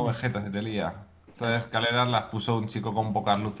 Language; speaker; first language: Spanish; native; Spanish